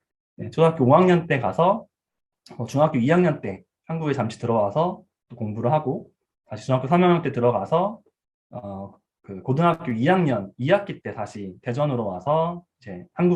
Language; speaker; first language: Korean; early bilingual, heritage; Korean